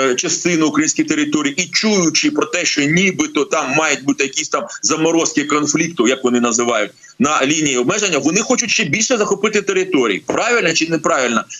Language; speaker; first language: Ukrainian; native; Ukrainian